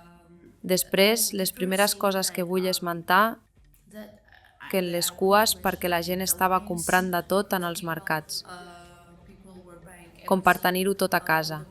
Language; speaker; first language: Catalan; non-native, fluent; Armenian